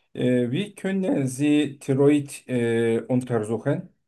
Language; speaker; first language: German; non-native, fluent; Turkish